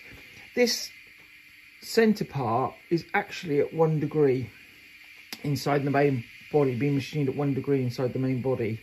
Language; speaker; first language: English; native; English